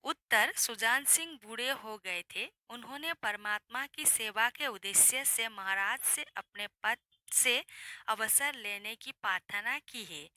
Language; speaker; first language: Hindi; non-native, local second language; Assamese